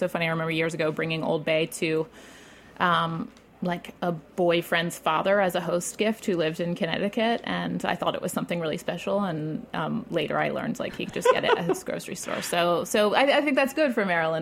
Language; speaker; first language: English; native; English